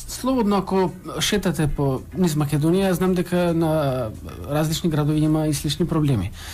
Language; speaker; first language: Macedonian; non-native, local second language; Albanian